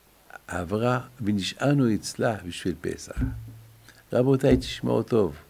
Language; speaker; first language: Hebrew; non-native, fluent; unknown